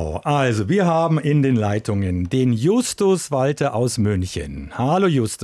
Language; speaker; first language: German; native; German